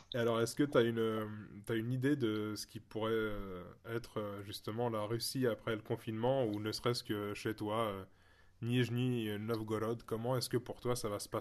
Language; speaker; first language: French; native; French